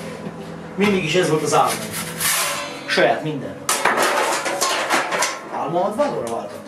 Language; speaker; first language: Hungarian; non-native, fluent; Armenian